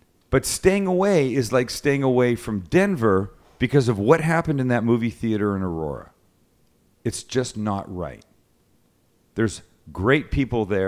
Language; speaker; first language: English; native; English